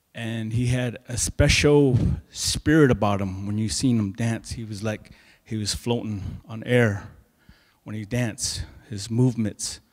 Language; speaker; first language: English; native; English